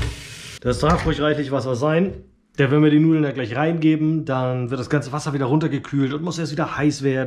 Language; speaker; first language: German; native; German